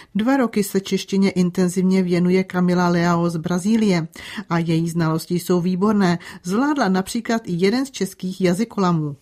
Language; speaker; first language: Czech; native; Czech